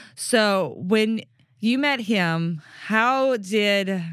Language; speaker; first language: English; native; English